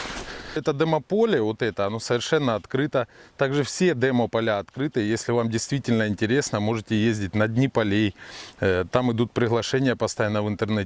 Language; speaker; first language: Russian; native; Russian